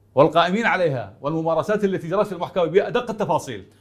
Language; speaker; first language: Arabic; native; Arabic